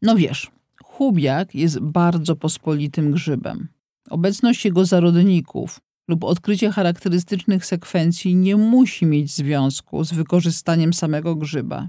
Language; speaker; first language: Polish; native; Polish